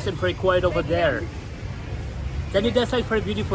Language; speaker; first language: English; non-native, fluent; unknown